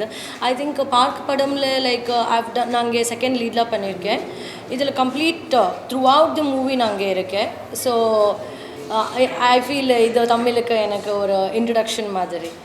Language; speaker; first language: Tamil; non-native, learner; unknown